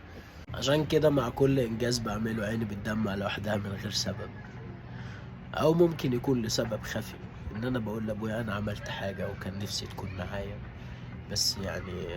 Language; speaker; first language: Arabic; native; Arabic